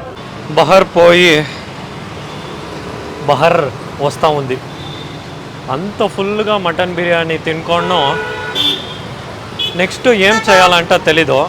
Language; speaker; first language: Telugu; non-native, learner; Kannada